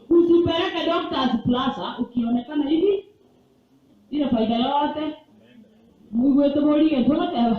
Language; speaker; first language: Swahili; non-native, local second language; Gusii